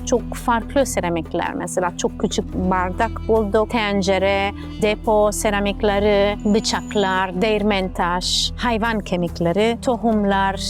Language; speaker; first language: Turkish; non-native, learner; Italian